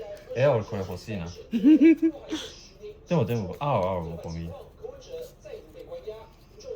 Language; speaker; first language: Japanese; non-native, learner; Cantonese